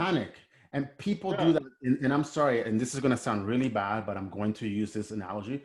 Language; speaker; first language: English; native; English